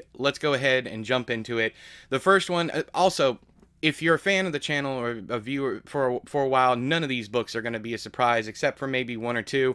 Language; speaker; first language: English; native; English